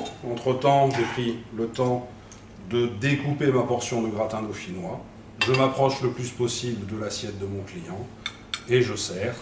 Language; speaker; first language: French; native; French